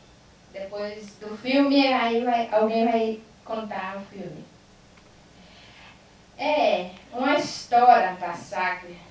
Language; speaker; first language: Portuguese; non-native, learner; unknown